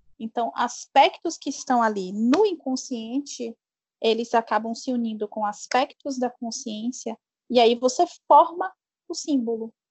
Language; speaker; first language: Portuguese; native; Portuguese